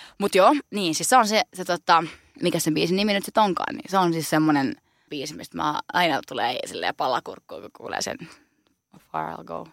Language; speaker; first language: Finnish; native; Finnish